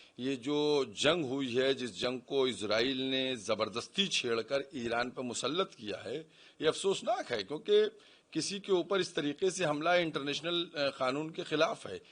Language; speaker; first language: Urdu; native; Urdu